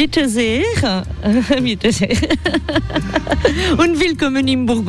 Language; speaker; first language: German; non-native, fluent; French